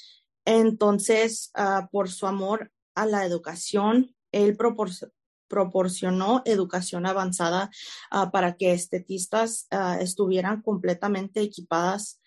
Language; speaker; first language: Spanish; early bilingual, heritage; Spanish